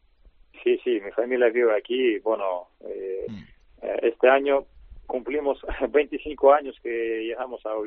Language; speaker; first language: Spanish; non-native, learner; Russian